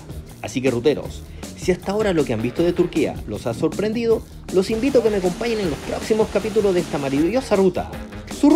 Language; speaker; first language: Spanish; native; Spanish